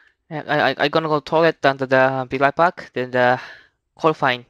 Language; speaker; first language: English; non-native, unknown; Japanese